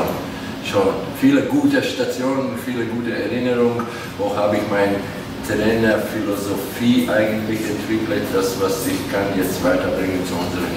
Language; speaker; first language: German; non-native, fluent; Latvian